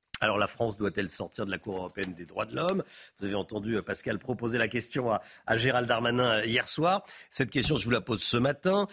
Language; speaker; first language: French; native; French